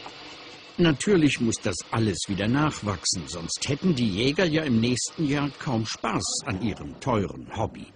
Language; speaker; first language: German; native; German